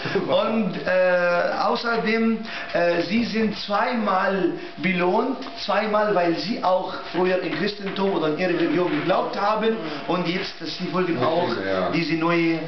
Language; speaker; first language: German; non-native, learner; Arabic